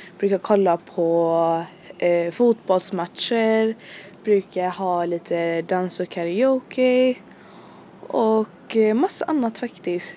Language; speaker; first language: Swedish; early bilingual, other home language; Arabic